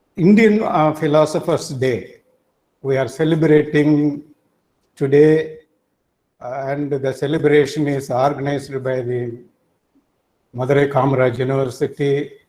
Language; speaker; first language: English; non-native, local second language; Tamil